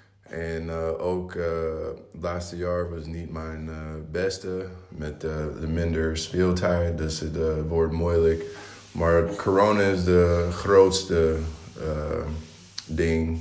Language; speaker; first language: Dutch; non-native, learner; English